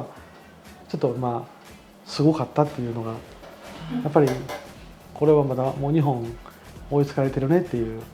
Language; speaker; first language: Japanese; native; Japanese